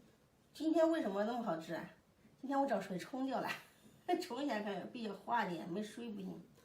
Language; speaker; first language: Chinese; native; Chinese